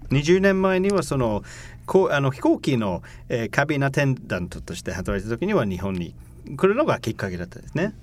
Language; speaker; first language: Japanese; non-native, fluent; English